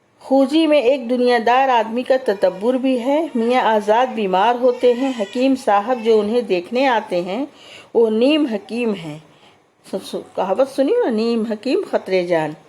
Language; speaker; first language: Urdu; native; Urdu